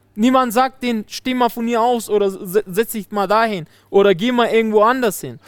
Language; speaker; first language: German; non-native, fluent; Persian